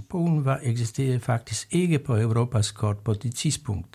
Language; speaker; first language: Danish; non-native, fluent; Polish